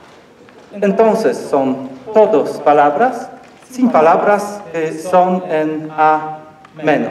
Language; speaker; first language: Spanish; non-native, learner; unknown